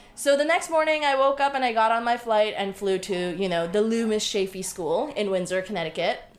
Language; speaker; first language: English; non-native, local second language; Bangla